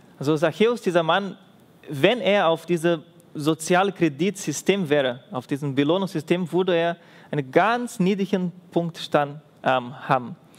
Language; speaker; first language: German; non-native, fluent; Portuguese